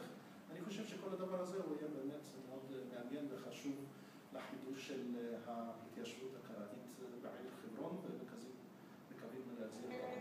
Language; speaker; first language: Hebrew; non-native, fluent; Russian